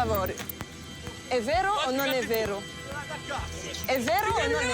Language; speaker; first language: Italian; non-native, learner; French